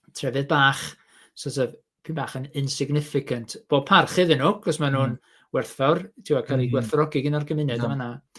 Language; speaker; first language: Welsh; native; Welsh